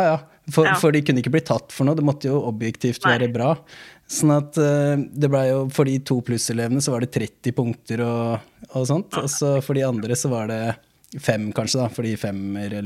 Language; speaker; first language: Norwegian; native; Norwegian